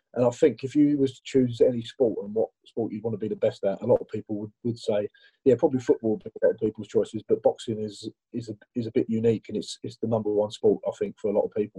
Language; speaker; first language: English; native; English